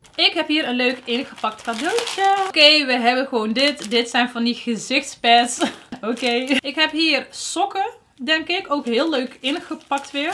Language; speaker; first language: Dutch; early bilingual, other home language; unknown